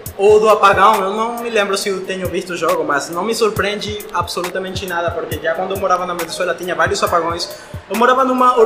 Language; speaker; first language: Portuguese; non-native, fluent; Spanish